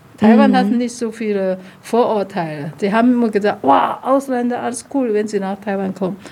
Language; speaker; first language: German; non-native, learner; Chinese